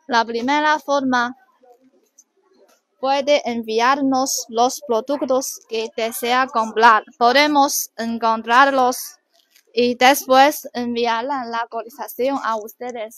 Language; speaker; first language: Spanish; non-native, learner; Chinese